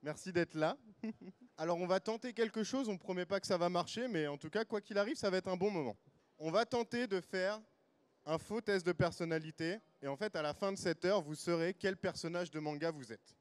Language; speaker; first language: French; native; French